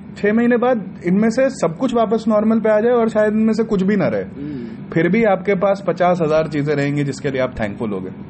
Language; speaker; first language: Hindi; native; Hindi